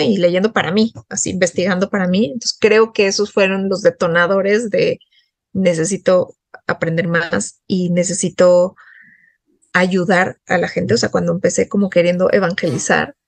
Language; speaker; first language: Spanish; native; Spanish